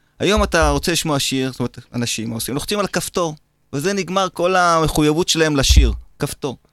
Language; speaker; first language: Hebrew; native; Hebrew